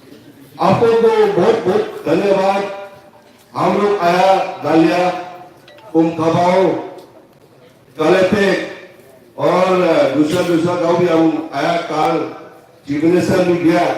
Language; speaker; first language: Hindi; non-native, local second language; Khasi